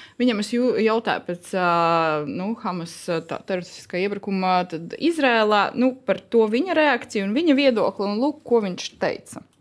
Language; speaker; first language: Latvian; native; Latvian